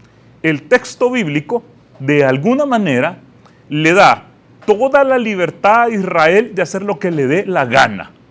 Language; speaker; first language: Spanish; native; Spanish